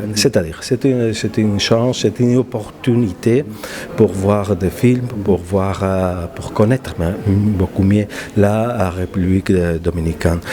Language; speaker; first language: French; non-native, fluent; Spanish